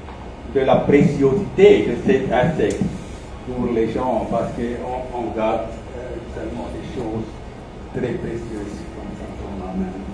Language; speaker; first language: French; non-native, fluent; German